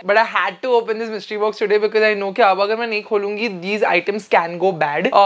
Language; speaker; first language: English; non-native, local second language; Hindi